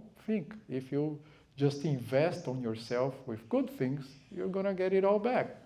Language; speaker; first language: English; non-native, fluent; Portuguese